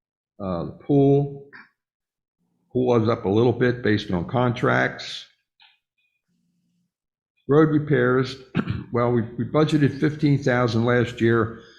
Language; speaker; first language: English; native; English